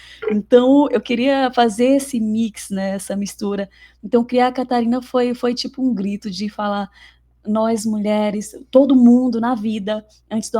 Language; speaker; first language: Portuguese; native; Portuguese